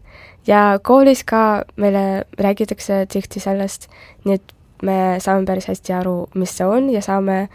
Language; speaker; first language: Estonian; non-native, local second language; Russian